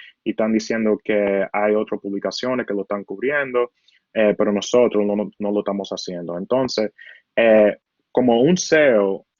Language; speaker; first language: Spanish; early bilingual, heritage; Spanish